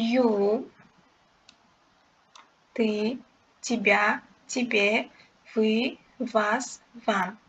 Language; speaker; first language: Russian; non-native, local second language; Uzbek